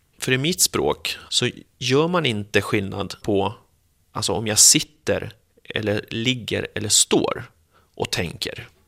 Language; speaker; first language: Swedish; early bilingual, other home language; Spanish